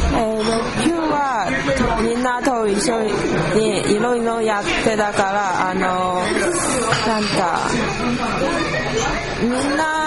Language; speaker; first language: Japanese; non-native, learner; Chinese